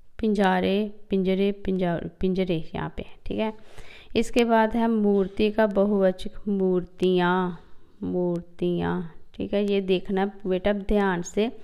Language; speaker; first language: Hindi; non-native, local second language; Punjabi